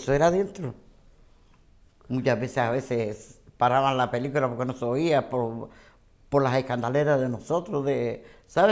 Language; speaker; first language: Spanish; native; Spanish